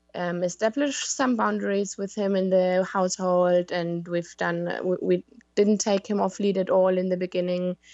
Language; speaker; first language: English; non-native, fluent; German